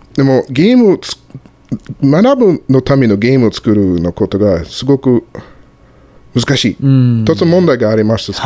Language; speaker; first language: Japanese; non-native, fluent; English